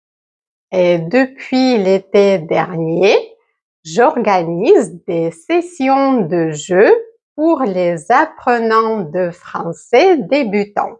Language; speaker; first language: French; native; French